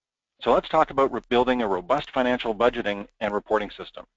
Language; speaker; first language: English; native; English